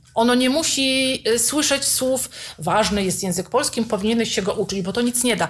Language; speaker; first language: Polish; native; Polish